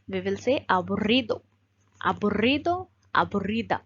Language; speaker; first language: Spanish; non-native, learner; Hindi